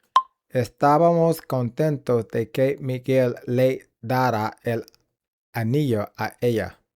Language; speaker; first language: Spanish; non-native, learner; English